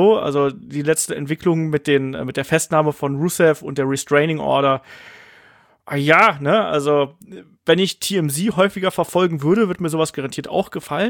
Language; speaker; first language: German; native; German